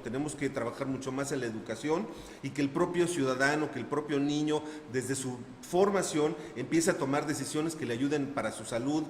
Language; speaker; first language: Spanish; native; Spanish